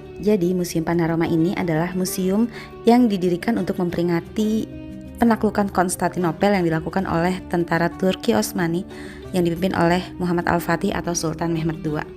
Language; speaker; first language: Indonesian; native; Indonesian